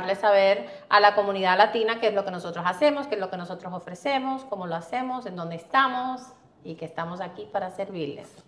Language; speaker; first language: Spanish; early bilingual, heritage; Spanish